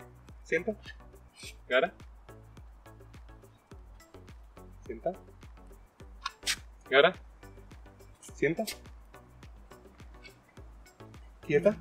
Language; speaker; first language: Spanish; native; Spanish